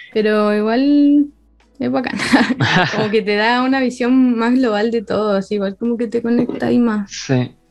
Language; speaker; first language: Spanish; native; Spanish